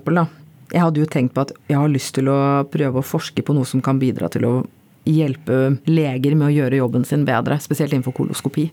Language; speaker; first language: Norwegian; early bilingual, other home language; Bangla